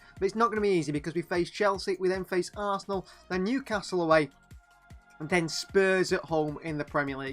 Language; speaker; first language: English; native; English